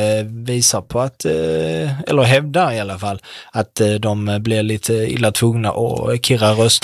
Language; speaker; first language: Swedish; native; Swedish